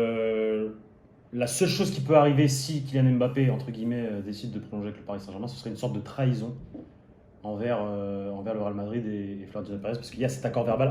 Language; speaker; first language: French; native; French